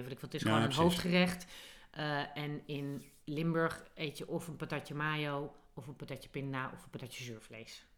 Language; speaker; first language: Dutch; native; Dutch